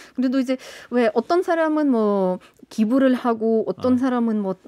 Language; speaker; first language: Korean; non-native, fluent; Ukrainian